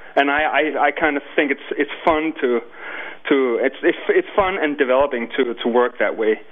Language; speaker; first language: English; non-native, fluent; Danish